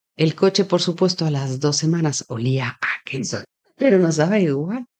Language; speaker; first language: Spanish; native; Spanish